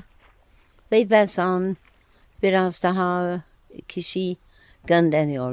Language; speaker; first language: Turkish; non-native, learner; English